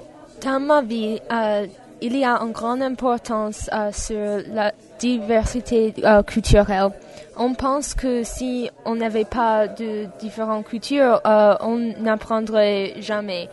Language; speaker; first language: French; non-native, fluent; English